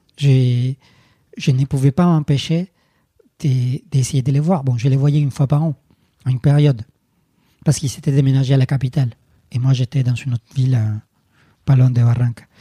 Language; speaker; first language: French; non-native, fluent; Spanish